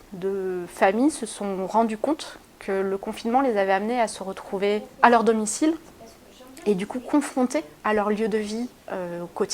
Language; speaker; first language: French; native; French